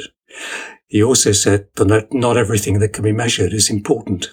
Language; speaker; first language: English; native; English